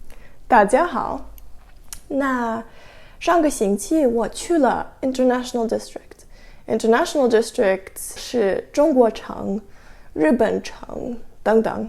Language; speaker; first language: Chinese; non-native, learner; Russian